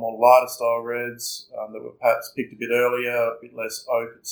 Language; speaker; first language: English; native; English